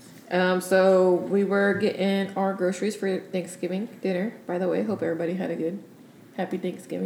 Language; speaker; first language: English; early bilingual, other home language; Spanish